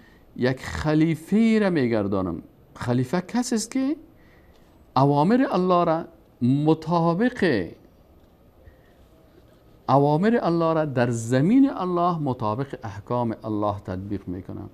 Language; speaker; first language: Persian; native; Persian